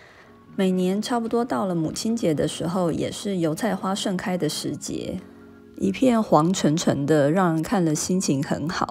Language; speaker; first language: Chinese; native; Chinese